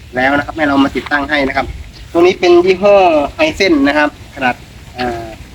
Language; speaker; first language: Thai; native; Thai